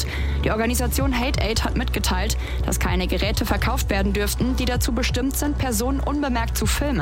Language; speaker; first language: German; native; German